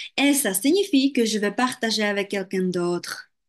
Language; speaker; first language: French; non-native, fluent; Czech